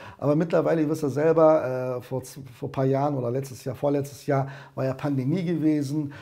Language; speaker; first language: German; early bilingual, other home language; Turkish